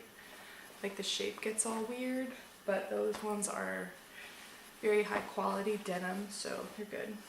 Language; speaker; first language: English; native; English